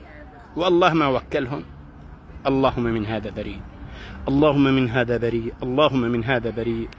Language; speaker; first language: Arabic; native; Arabic